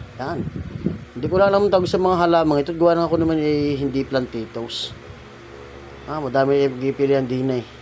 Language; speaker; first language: Filipino; native; Filipino